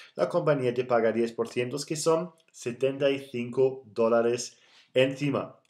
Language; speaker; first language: Spanish; non-native, fluent; German